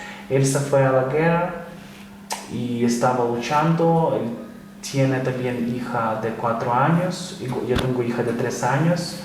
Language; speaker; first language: Spanish; non-native, fluent; Ukrainian